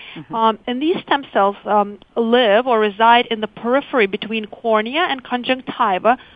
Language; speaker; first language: English; early bilingual, other home language; Lithuanian